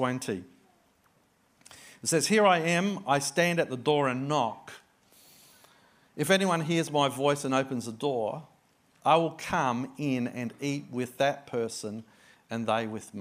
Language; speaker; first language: English; native; English